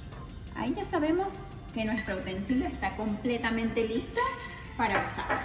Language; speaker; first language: Spanish; native; Spanish